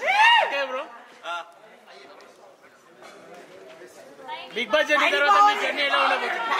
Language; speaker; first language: Telugu; native; Telugu